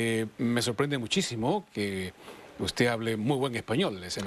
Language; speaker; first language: Spanish; native; Spanish